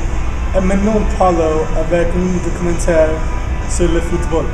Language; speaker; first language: French; non-native, learner; English